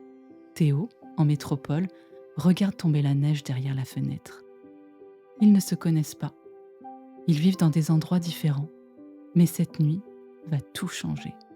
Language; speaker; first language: French; native; French